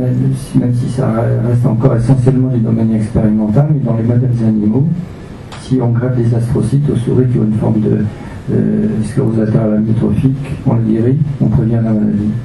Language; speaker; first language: French; native; French